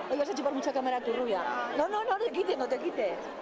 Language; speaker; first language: Spanish; native; Spanish